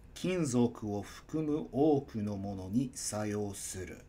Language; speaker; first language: Japanese; non-native, learner; English